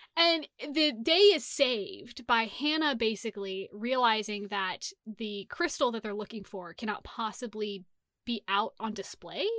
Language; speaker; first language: English; native; English